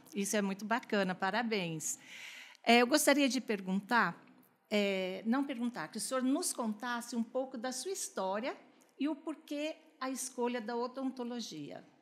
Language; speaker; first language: Portuguese; native; Portuguese